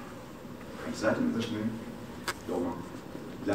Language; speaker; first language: Lithuanian; non-native, learner; Russian